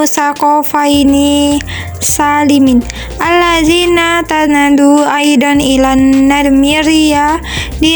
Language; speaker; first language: Arabic; non-native, learner; Indonesian